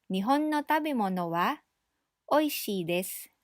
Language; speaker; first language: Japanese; non-native, fluent; English